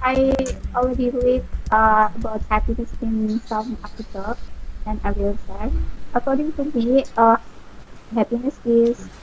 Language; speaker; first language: English; non-native, learner; Indonesian